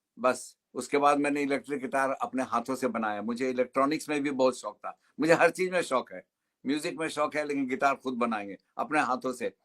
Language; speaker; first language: Hindi; native; Hindi